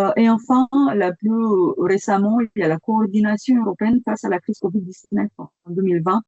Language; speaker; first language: French; non-native, fluent; Romanian